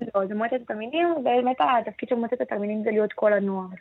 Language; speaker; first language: Hebrew; native; Hebrew